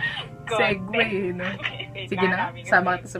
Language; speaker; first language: Filipino; native; Filipino